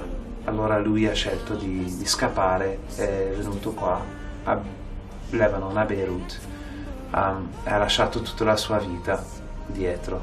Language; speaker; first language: Italian; non-native, fluent; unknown